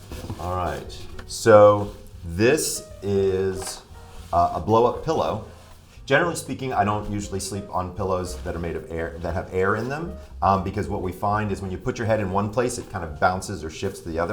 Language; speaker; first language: English; native; English